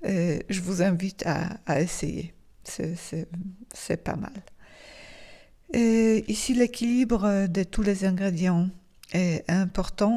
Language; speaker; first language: French; non-native, fluent; Polish